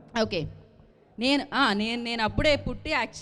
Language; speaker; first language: Telugu; native; Telugu